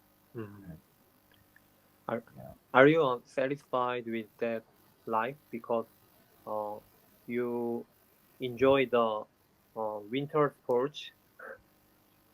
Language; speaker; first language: English; non-native, learner; Korean